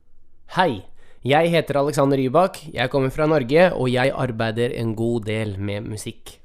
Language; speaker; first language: Norwegian; early bilingual, other home language; Russian